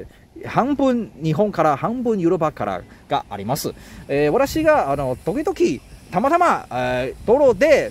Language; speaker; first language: Japanese; non-native, learner; Chinese